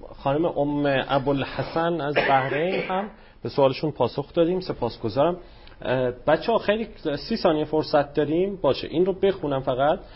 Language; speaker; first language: Persian; native; Persian